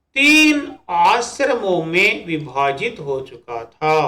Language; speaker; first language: Hindi; non-native, local second language; Telugu